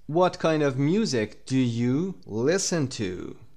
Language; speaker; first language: English; non-native, fluent; Persian